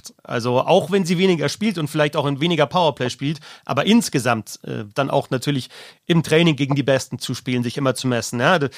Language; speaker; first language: German; native; German